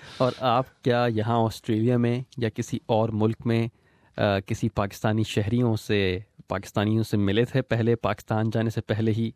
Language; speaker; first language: Urdu; native; Urdu